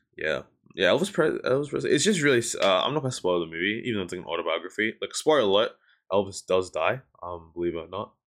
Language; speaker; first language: English; native; English